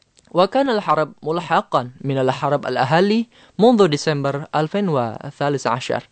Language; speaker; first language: Arabic; non-native, fluent; Indonesian